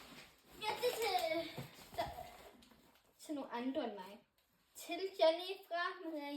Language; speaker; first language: Danish; early bilingual, other home language; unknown